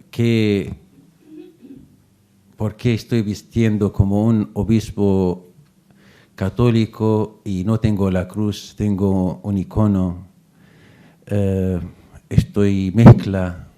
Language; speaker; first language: Spanish; non-native, fluent; Arabic